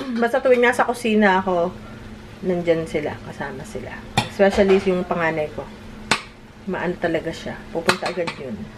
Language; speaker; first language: Filipino; native; Filipino